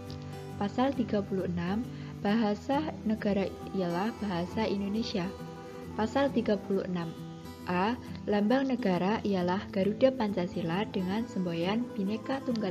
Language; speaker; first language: Indonesian; native; Indonesian